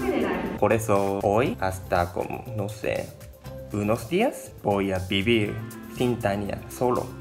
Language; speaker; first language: Spanish; non-native, learner; Japanese